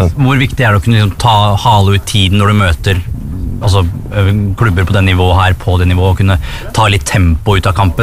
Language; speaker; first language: Norwegian; native; Norwegian